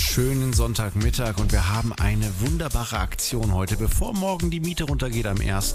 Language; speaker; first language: German; native; German